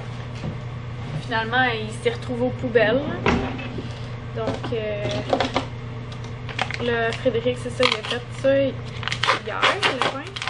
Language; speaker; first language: French; native; French